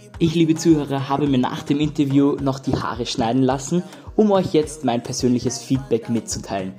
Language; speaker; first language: German; native; German